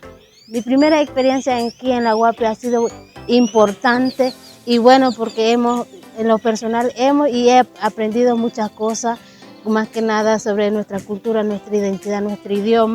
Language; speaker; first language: Spanish; non-native, local second language; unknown